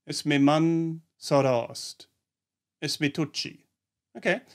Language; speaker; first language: Persian; non-native, learner; German